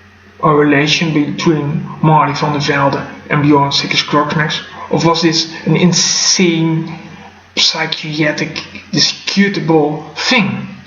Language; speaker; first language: English; non-native, fluent; Dutch